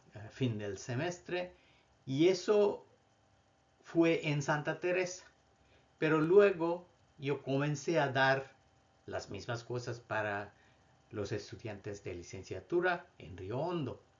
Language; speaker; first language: Spanish; non-native, fluent; Bangla